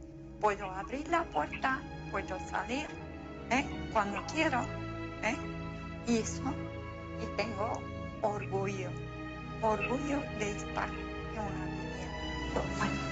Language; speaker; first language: Spanish; non-native, fluent; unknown